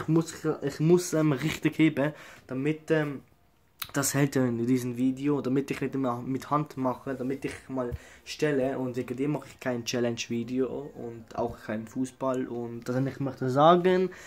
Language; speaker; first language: German; early bilingual, other home language; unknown